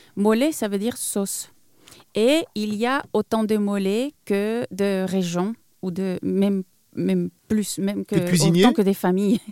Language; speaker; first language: French; non-native, fluent; Spanish